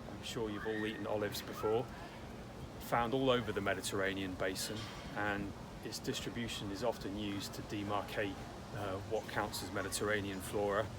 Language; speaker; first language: English; native; English